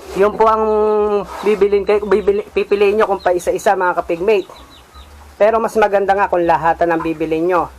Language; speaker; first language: Filipino; native; Filipino